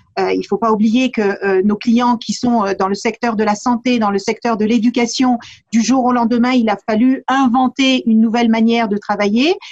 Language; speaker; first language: French; early bilingual, other home language; Kabuverdianu